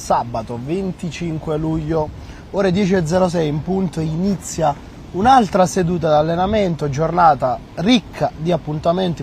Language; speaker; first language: Italian; native; Italian